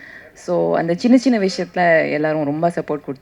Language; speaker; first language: Tamil; non-native, learner; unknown